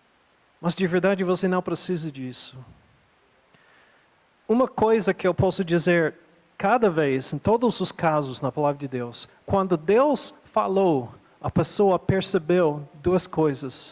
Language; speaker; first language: Portuguese; non-native, fluent; English